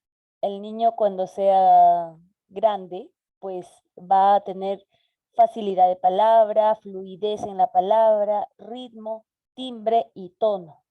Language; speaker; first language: Spanish; native; Spanish